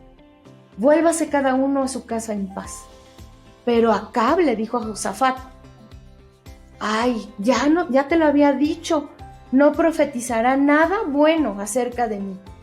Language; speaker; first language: Spanish; native; Spanish